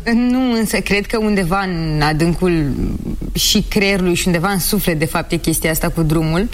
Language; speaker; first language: Romanian; non-native, local second language; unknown